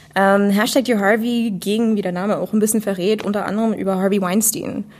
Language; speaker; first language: German; non-native, fluent; English